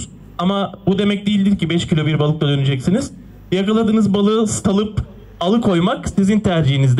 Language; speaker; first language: Turkish; native; Turkish